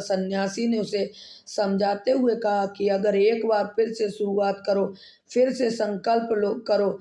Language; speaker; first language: Hindi; native; Hindi